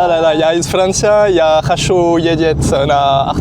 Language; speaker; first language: Russian; non-native, learner; French